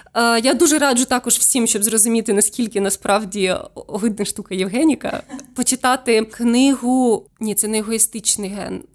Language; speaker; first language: Ukrainian; native; Ukrainian